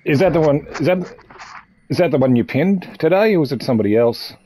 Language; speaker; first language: English; native; English